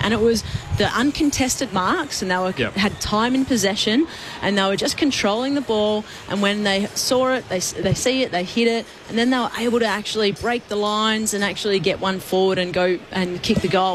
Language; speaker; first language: English; native; English